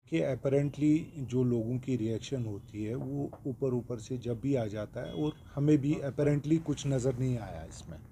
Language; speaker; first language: Hindi; non-native, local second language; Kashmiri